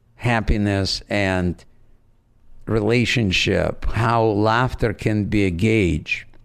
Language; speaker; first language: English; non-native, fluent; Russian